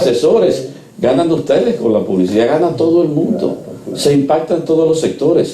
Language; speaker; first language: Spanish; native; Spanish